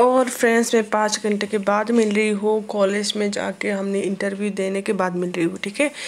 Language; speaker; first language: Hindi; non-native, local second language; Assamese